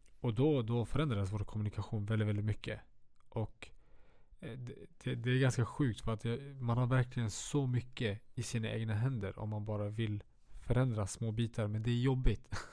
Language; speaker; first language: Swedish; native; Swedish